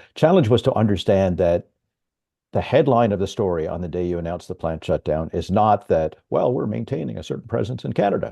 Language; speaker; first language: English; native; English